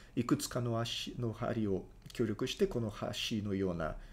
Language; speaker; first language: Japanese; non-native, fluent; Portuguese